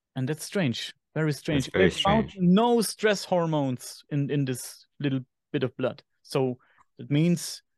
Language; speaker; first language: English; non-native, fluent; German